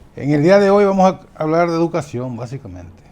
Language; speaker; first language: Spanish; native; Spanish